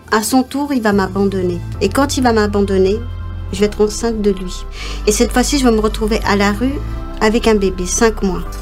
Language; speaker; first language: French; non-native, local second language; Morisyen